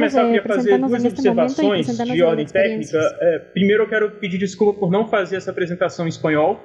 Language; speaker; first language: Portuguese; native; Portuguese